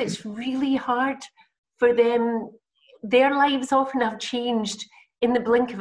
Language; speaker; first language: English; native; English